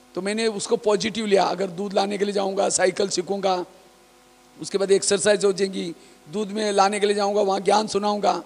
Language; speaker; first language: Hindi; non-native, local second language; Marathi